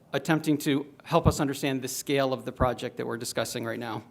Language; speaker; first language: English; native; English